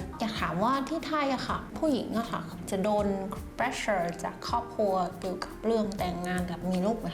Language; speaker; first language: Thai; non-native, fluent; Vietnamese